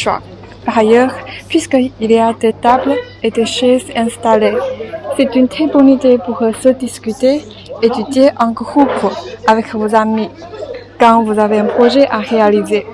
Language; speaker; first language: French; non-native, learner; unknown